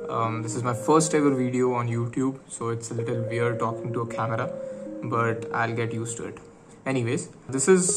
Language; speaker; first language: English; non-native, local second language; Marathi